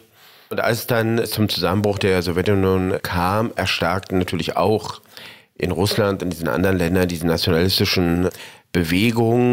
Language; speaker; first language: German; native; German